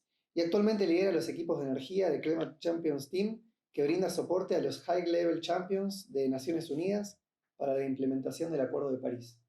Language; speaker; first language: Spanish; native; Spanish